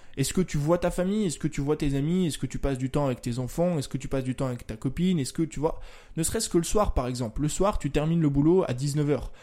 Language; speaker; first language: French; native; French